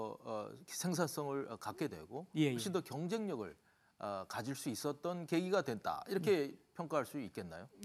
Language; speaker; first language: Korean; native; Korean